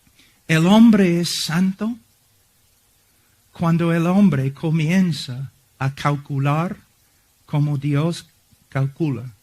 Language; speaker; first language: Spanish; non-native, fluent; English